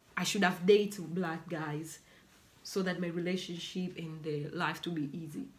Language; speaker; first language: English; non-native, local second language; Swahili